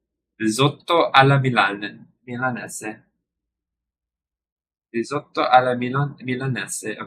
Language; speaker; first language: Italian; non-native, learner; English